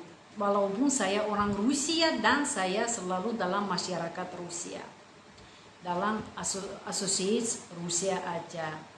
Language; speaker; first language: Indonesian; non-native, fluent; Russian